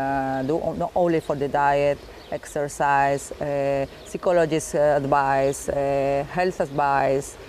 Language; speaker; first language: English; non-native, learner; Spanish